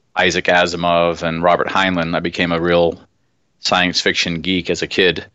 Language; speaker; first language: English; native; English